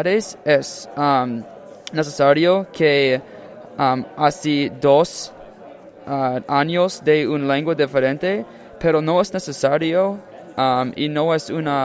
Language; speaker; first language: Spanish; non-native, learner; English